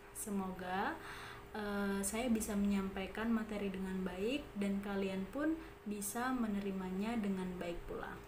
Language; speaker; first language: Indonesian; native; Indonesian